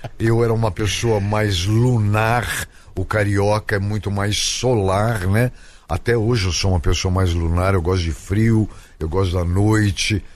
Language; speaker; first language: Portuguese; native; Portuguese